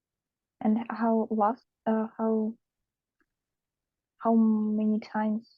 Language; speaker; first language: English; non-native, learner; Russian